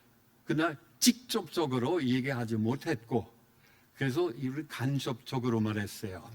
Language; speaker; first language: Korean; non-native, fluent; German